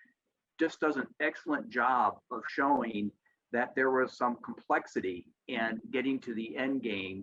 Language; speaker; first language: English; native; English